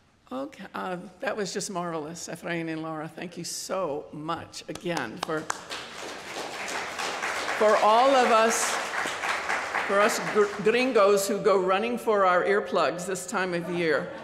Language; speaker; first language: English; native; English